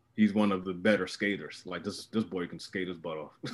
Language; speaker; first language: English; native; English